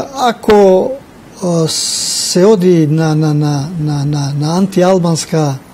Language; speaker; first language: Macedonian; non-native, local second language; Albanian